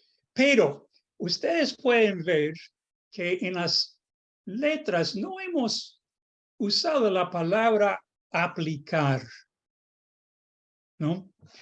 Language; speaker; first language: Spanish; non-native, fluent; English